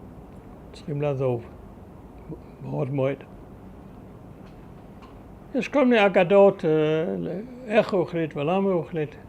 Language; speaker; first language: Hebrew; early bilingual, other home language; German